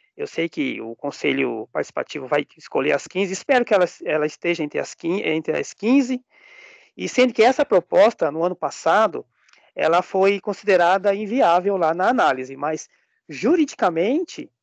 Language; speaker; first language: Portuguese; native; Portuguese